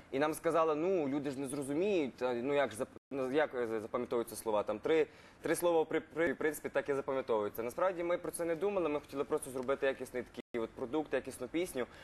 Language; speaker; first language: Ukrainian; native; Ukrainian